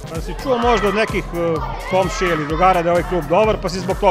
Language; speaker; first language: Serbian; native; Serbian